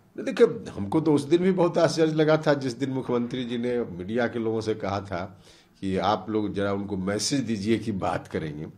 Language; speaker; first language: Hindi; native; Hindi